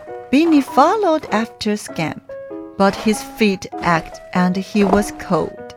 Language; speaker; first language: English; non-native, fluent; Chinese